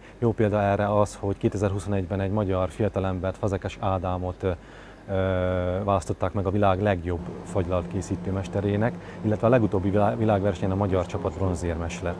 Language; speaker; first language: Hungarian; native; Hungarian